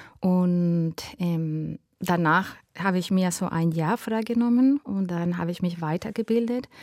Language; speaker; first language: German; non-native, fluent; Spanish